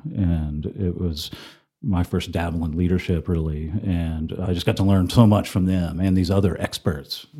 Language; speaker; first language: English; native; English